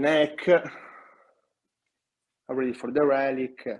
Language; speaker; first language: English; non-native, learner; Italian